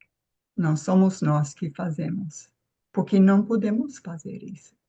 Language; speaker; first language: Portuguese; non-native, fluent; English